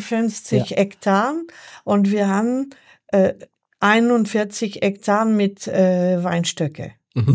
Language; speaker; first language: German; non-native, learner; French